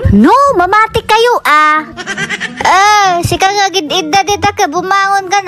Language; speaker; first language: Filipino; non-native, local second language; Iloko